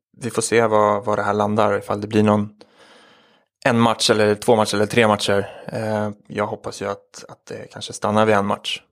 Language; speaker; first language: Swedish; native; Swedish